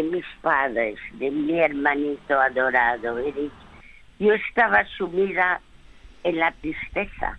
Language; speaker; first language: Spanish; early bilingual, other home language; French